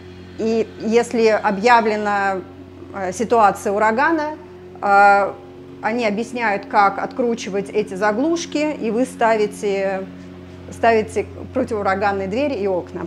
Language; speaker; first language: Russian; native; Russian